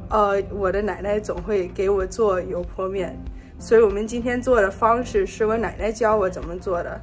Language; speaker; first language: Chinese; early bilingual, heritage; Chinese